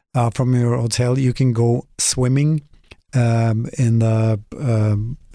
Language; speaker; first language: English; non-native, fluent; Norwegian